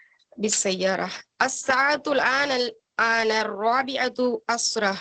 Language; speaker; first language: Arabic; non-native, learner; Tamil